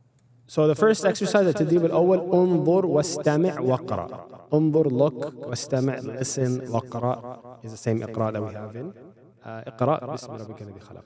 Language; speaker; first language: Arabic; non-native, fluent; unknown